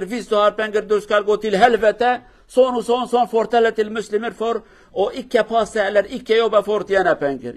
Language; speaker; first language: Norwegian; non-native, learner; Kurdish